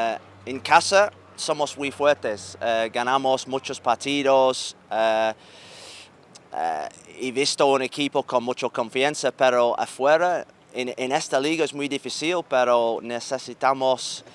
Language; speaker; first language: Spanish; non-native, learner; English